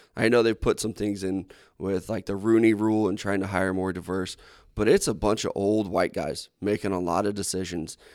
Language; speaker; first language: English; native; English